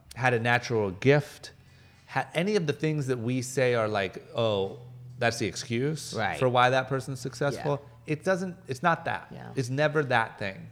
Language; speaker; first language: English; native; English